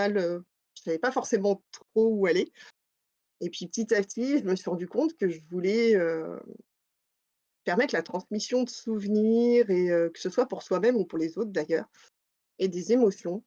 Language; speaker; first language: French; native; French